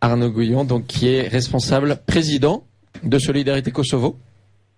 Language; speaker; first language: French; native; French